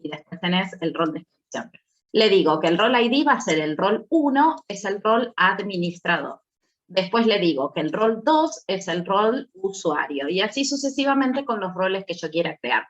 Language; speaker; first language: Spanish; native; Spanish